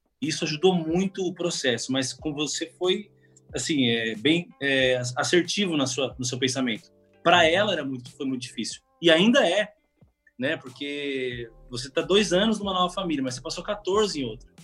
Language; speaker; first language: Portuguese; native; Portuguese